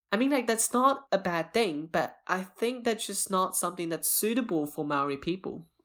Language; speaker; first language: English; early bilingual, other home language; Chinese